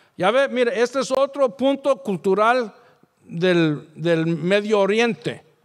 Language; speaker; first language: Spanish; early bilingual, heritage; Spanish